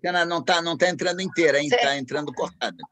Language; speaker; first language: Portuguese; native; Portuguese